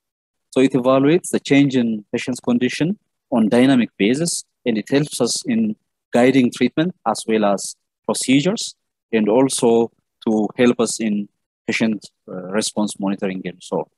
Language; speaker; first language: English; non-native, local second language; Amharic